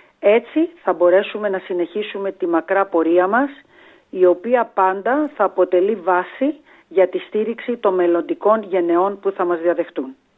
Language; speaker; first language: Greek; native; Greek